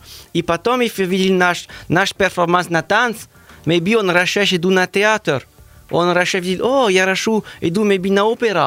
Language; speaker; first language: Russian; non-native, learner; French